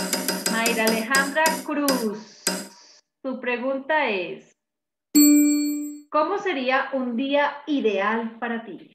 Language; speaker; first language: Spanish; native; Spanish